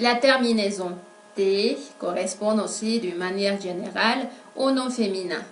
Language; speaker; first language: French; non-native, fluent; Spanish